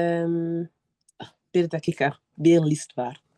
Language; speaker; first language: Turkish; non-native, learner; French